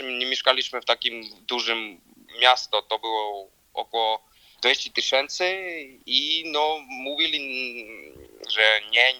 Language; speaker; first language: Polish; non-native, learner; Georgian